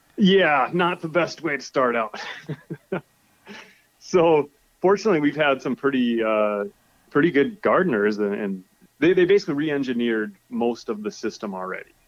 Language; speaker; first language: English; native; English